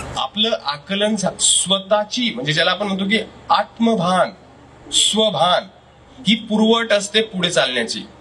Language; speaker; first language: Marathi; non-native, local second language; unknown